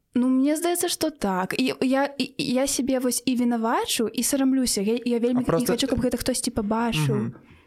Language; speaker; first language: Belarusian; non-native, local second language; Russian